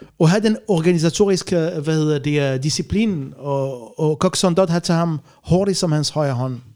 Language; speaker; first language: Danish; non-native, fluent; Arabic